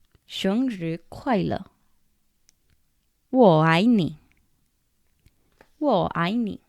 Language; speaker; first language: Chinese; non-native, learner; English